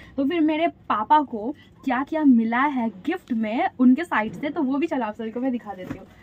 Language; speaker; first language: Hindi; non-native, local second language; Bangla